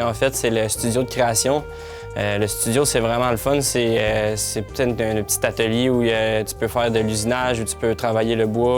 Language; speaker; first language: French; native; French